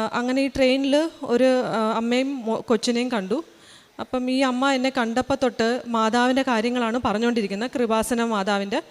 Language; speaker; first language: Malayalam; early bilingual, heritage; Malayalam